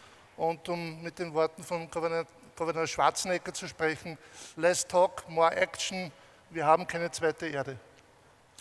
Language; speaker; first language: German; native; German